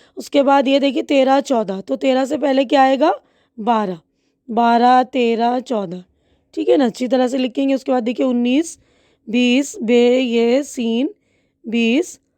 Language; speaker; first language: Hindi; native; Hindi